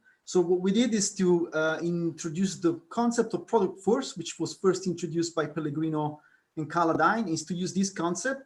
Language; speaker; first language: English; non-native, fluent; Italian